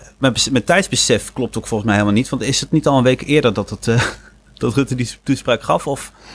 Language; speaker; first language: Dutch; native; Dutch